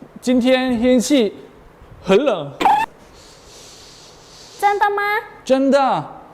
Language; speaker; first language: Chinese; non-native, learner; Thai